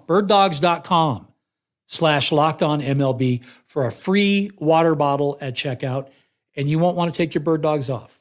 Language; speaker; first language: English; native; English